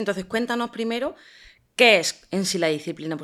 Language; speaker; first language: Spanish; native; Spanish